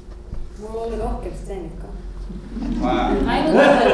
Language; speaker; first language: Estonian; non-native, learner; Croatian